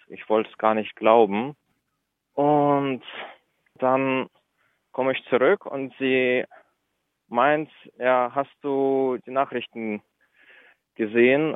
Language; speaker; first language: German; early bilingual, other home language; Russian